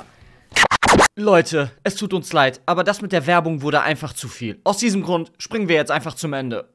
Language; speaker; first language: German; native; German